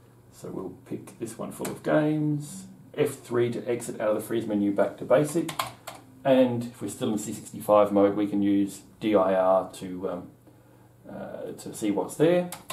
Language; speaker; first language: English; native; English